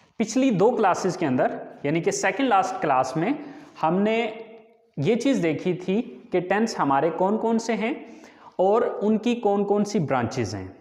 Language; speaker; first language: Urdu; native; Urdu